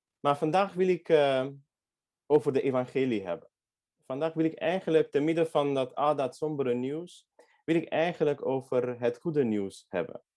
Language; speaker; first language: Dutch; non-native, fluent; Hungarian